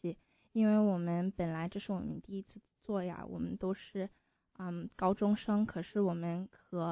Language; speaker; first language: Chinese; early bilingual, heritage; Chinese